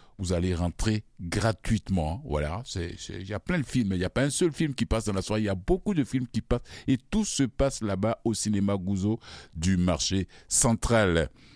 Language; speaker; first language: French; non-native, local second language; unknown